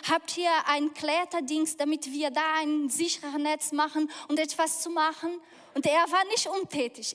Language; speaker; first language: German; non-native, fluent; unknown